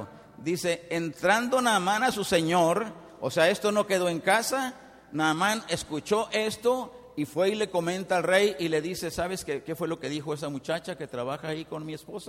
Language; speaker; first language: Spanish; native; Spanish